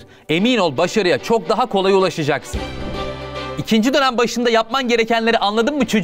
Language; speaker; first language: Turkish; native; Turkish